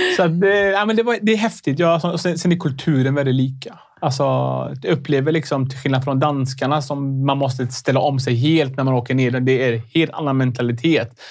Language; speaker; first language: Swedish; early bilingual, other home language; Arabic